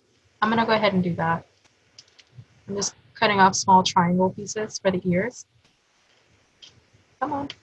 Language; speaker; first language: English; native; English